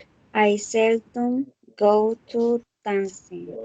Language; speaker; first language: English; non-native, learner; Spanish